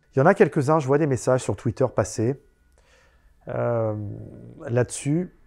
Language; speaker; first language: French; native; French